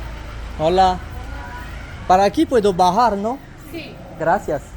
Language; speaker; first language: Spanish; non-native, learner; French